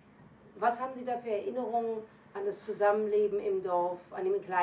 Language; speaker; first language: German; native; German